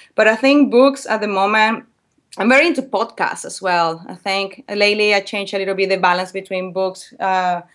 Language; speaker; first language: English; non-native, fluent; Spanish